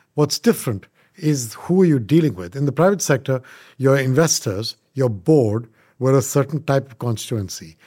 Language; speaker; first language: English; non-native, local second language; Punjabi